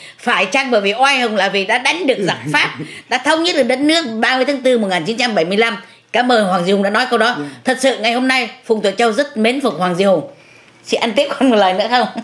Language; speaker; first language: Vietnamese; native; Vietnamese